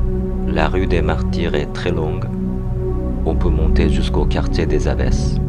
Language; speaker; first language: French; non-native, fluent; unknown